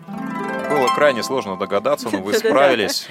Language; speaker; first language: Russian; native; Russian